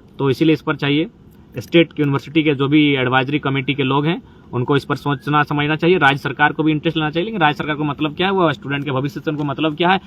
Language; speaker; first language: Hindi; non-native, local second language; Magahi